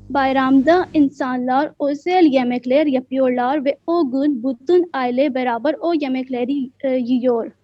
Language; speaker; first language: Turkish; non-native, learner; Urdu